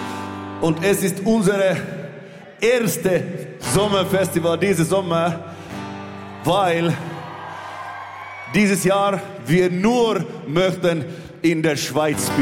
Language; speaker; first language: German; non-native, learner; Finnish